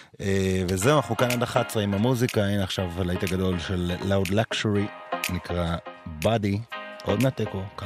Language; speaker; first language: Hebrew; native; Hebrew